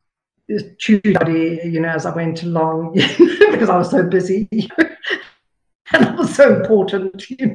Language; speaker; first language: English; native; English